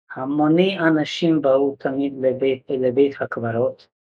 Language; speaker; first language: Hebrew; non-native, fluent; Yiddish